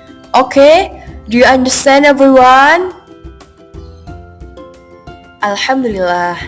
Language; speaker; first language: English; non-native, learner; Indonesian